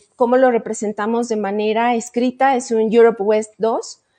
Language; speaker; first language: Spanish; native; Spanish